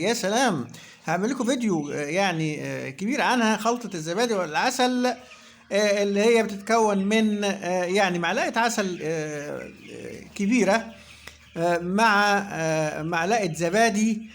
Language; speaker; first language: Arabic; native; Arabic